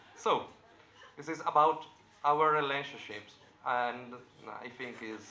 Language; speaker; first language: English; non-native, learner; Italian